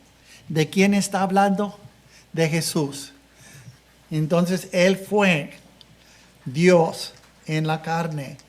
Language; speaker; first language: Spanish; non-native, fluent; English